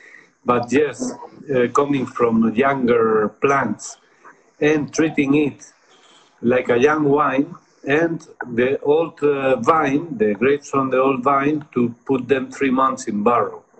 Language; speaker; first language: English; non-native, fluent; Spanish